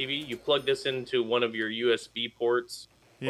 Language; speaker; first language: English; native; English